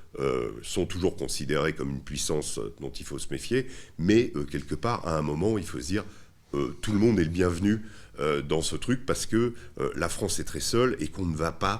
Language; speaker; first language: French; native; French